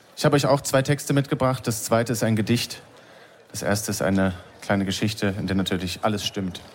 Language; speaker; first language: German; native; German